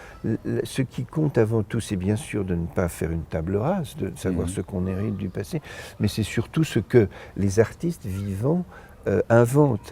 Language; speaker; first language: French; native; French